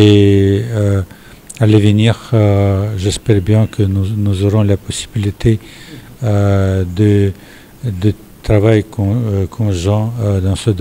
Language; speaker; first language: French; non-native, fluent; Russian